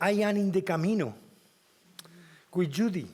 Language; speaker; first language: English; non-native, learner; Spanish